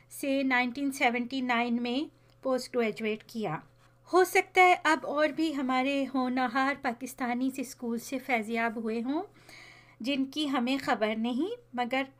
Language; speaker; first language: Urdu; native; Urdu